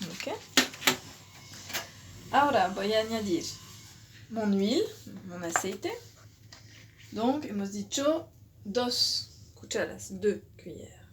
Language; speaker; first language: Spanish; non-native, fluent; French